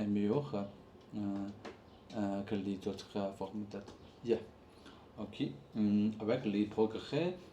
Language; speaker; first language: French; non-native, learner; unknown